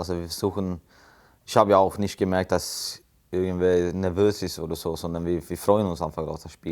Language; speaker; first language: German; non-native, fluent; Swedish